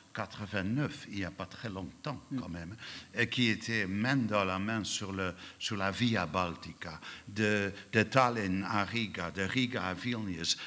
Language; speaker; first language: French; non-native, fluent; Dutch